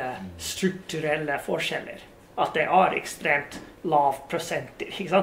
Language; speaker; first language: Norwegian; non-native, fluent; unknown